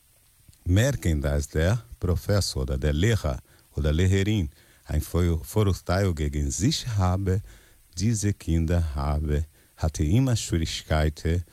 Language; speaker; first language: German; non-native, learner; Portuguese